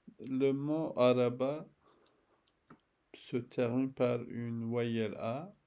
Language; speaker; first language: French; non-native, fluent; Turkish